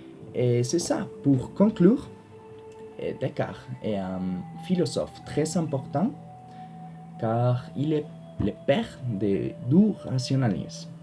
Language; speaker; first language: French; non-native, learner; Spanish